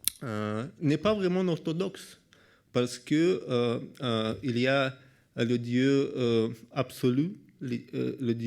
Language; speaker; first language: French; non-native, learner; Russian